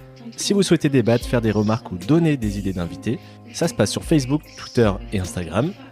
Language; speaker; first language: French; native; French